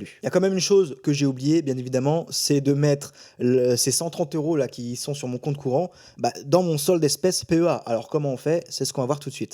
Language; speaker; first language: French; native; French